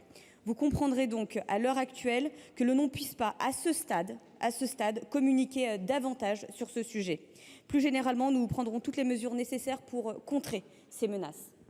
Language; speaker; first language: French; native; French